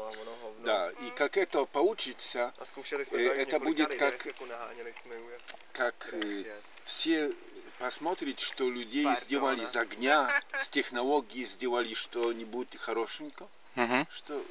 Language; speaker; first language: Russian; non-native, learner; Polish